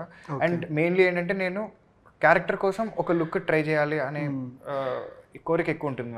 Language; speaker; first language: Telugu; native; Telugu